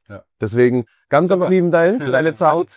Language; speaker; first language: German; native; German